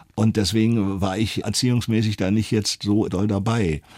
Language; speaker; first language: German; native; German